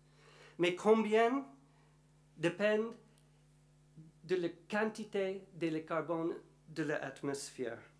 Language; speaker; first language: French; non-native, learner; English